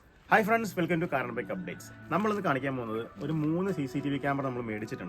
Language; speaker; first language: Malayalam; native; Malayalam